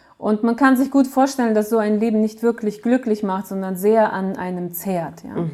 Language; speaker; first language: German; early bilingual, other home language; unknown